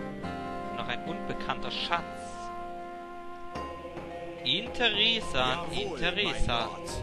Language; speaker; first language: German; native; German